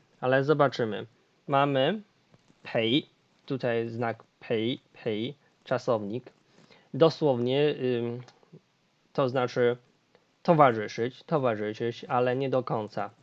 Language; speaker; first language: Polish; non-native, fluent; Chinese